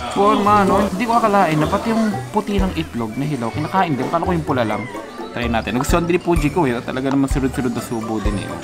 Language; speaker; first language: Filipino; native; Filipino